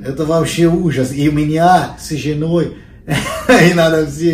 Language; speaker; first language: Russian; non-native, fluent; Portuguese